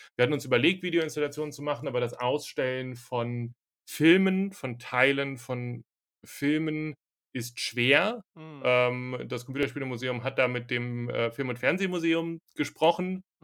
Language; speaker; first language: German; non-native, fluent; Slovenian